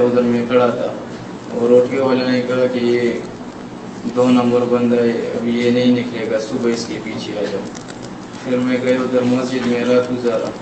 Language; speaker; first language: Hindi; non-native, local second language; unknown